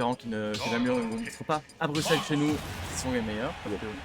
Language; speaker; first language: French; native; French